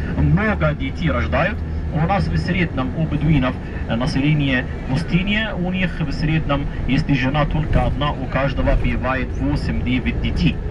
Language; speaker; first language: Russian; non-native, fluent; Arabic